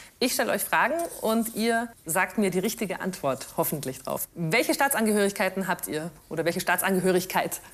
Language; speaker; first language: German; native; German